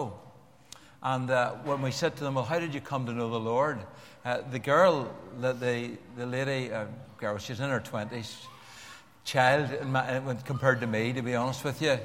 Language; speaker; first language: English; native; English